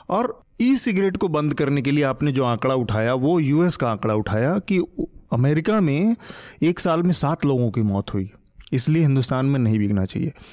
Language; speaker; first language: Hindi; native; Hindi